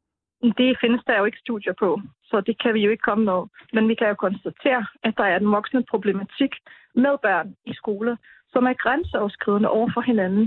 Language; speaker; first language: Danish; native; Danish